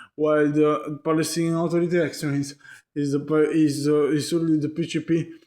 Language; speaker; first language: English; non-native, learner; Italian